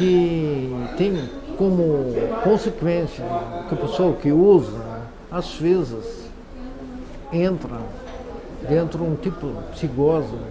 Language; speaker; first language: Portuguese; non-native, fluent; Dutch